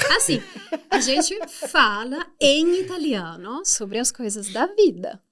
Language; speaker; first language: Portuguese; non-native, fluent; Italian